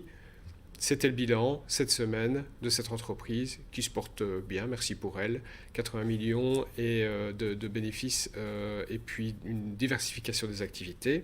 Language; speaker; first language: French; native; French